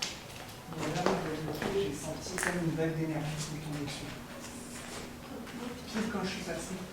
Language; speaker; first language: French; native; French